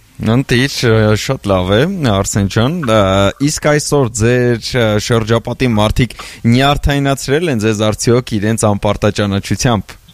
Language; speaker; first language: Armenian; native; Armenian